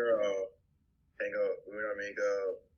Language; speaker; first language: Spanish; non-native, learner; English